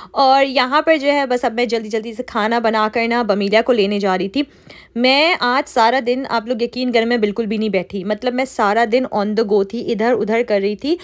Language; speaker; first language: Urdu; native; Urdu